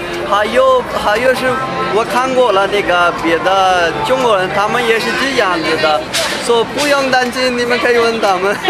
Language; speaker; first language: Chinese; non-native, learner; Urdu